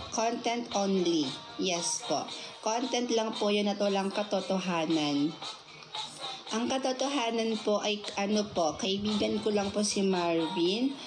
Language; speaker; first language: Filipino; non-native, local second language; Cebuano